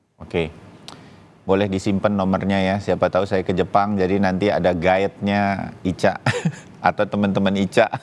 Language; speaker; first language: Indonesian; native; Indonesian